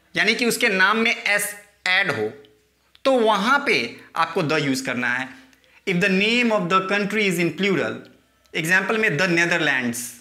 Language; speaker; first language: Hindi; native; Hindi